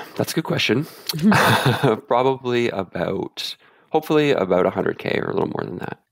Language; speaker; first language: English; native; English